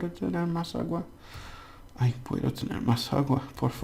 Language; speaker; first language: Spanish; non-native, learner; English